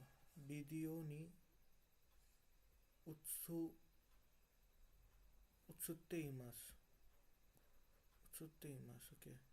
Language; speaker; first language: Japanese; non-native, learner; Marathi